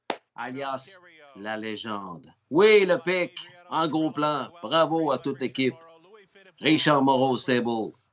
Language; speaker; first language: French; native; French